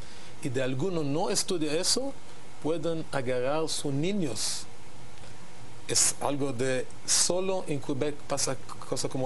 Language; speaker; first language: Spanish; non-native, learner; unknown